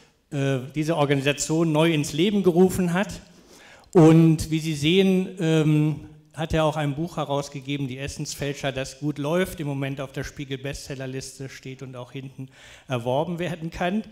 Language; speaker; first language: German; native; German